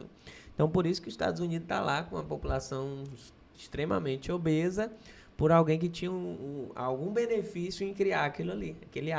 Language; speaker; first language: Portuguese; native; Portuguese